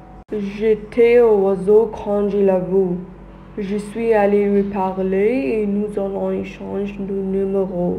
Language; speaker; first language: French; non-native, learner; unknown